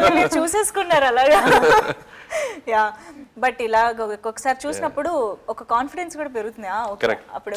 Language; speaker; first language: Telugu; native; Telugu